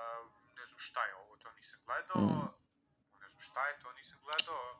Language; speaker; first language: Bosnian; native; Bosnian